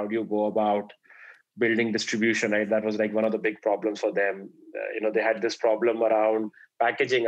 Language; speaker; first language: English; non-native, local second language; Hindi